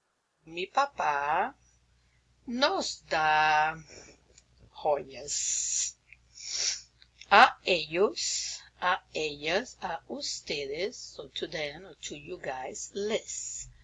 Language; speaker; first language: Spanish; non-native, fluent; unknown